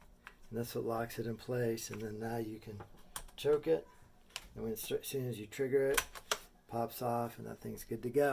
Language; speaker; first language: English; native; English